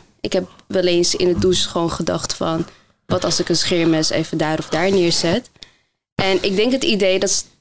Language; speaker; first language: Dutch; early bilingual, other home language; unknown